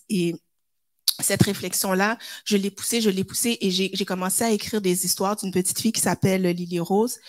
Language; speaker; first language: French; native; French